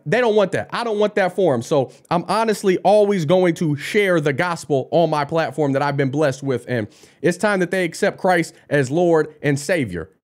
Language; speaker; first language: English; native; English